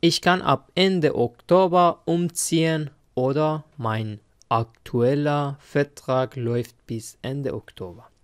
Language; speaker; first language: German; non-native, fluent; Persian